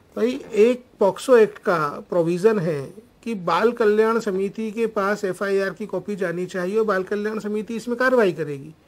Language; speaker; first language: Hindi; native; Hindi